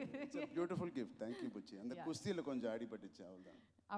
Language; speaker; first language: Tamil; non-native, local second language; Telugu